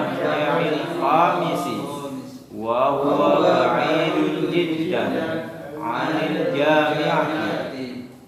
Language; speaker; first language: Arabic; non-native, learner; Indonesian